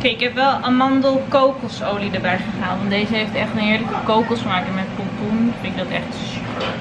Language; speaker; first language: Dutch; native; Dutch